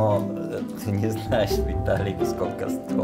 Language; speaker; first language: Russian; non-native, learner; Italian